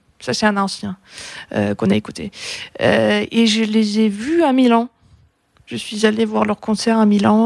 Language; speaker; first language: French; non-native, fluent; Russian